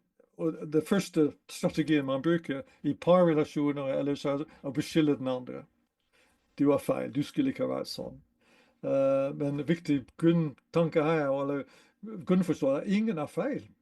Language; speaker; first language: Norwegian; non-native, fluent; English